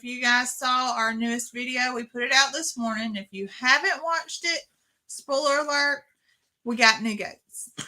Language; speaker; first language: English; native; English